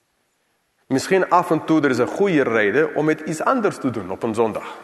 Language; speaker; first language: Dutch; non-native, fluent; English